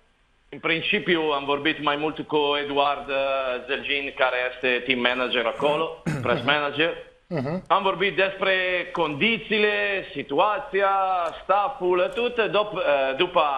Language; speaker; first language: Romanian; non-native, learner; Italian